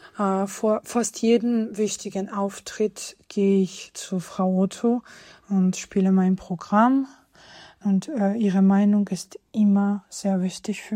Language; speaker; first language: German; non-native, fluent; Georgian